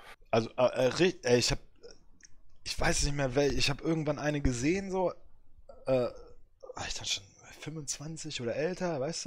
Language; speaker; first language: German; early bilingual, other home language; French